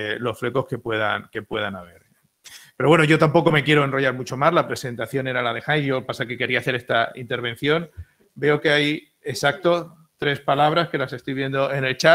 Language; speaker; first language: Spanish; native; Spanish